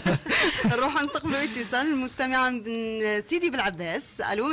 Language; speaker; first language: Arabic; native; Arabic